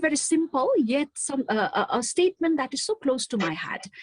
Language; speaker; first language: English; non-native, local second language; Nepali